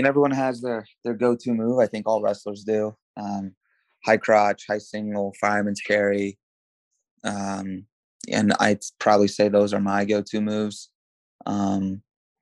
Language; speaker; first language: English; native; English